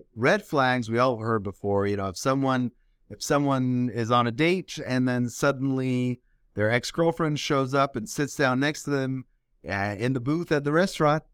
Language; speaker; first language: English; native; English